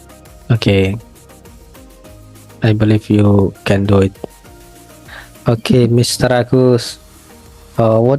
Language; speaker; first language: English; non-native, learner; Indonesian